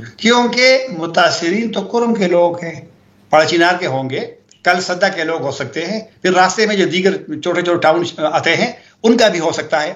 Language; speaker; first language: Urdu; non-native, local second language; Pashto